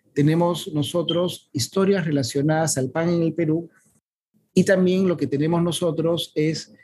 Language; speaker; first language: Spanish; native; Spanish